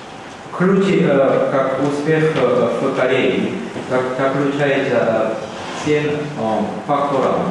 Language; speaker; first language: Russian; non-native, learner; Korean